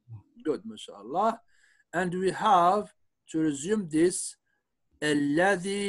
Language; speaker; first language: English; non-native, fluent; Arabic